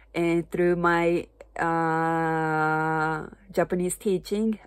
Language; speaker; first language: English; non-native, fluent; Japanese